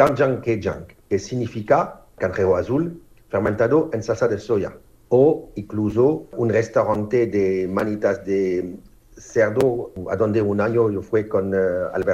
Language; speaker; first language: Spanish; non-native, fluent; French